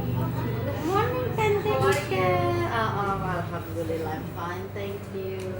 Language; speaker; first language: English; non-native, fluent; Indonesian